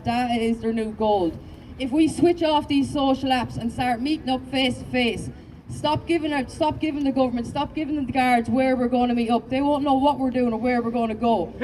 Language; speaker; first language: English; native; English